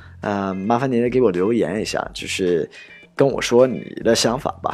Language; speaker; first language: Chinese; non-native, fluent; English